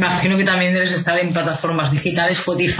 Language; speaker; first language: Spanish; native; Spanish